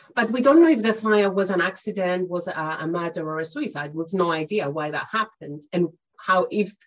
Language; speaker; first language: English; non-native, fluent; Greek